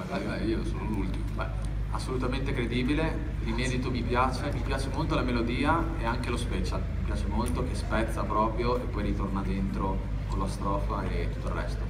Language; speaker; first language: Italian; native; Italian